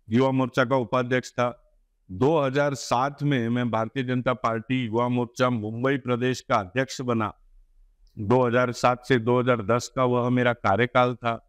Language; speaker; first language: Hindi; non-native, local second language; Gujarati